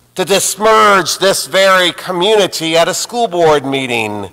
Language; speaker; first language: English; native; English